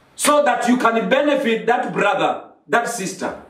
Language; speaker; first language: English; non-native, local second language; Swahili